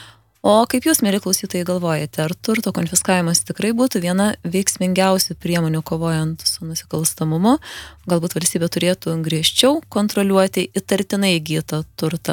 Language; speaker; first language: Lithuanian; native; Lithuanian